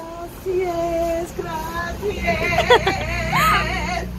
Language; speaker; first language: Spanish; non-native, learner; English